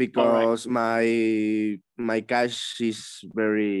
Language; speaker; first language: English; non-native, learner; Spanish